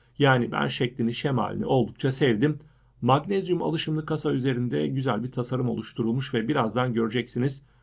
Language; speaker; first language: Turkish; native; Turkish